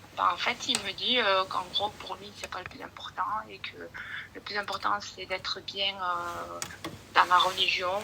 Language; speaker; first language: French; early bilingual, other home language; Arabic